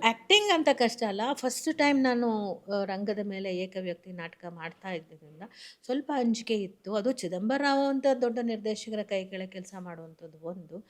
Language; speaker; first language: Kannada; native; Kannada